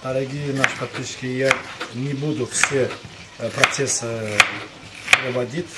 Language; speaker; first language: Russian; non-native, local second language; Azerbaijani